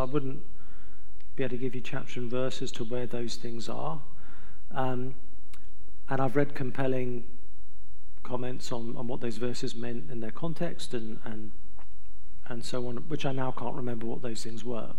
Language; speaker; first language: English; native; English